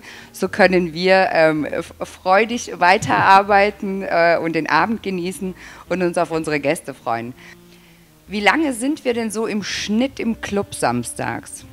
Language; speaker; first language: German; native; German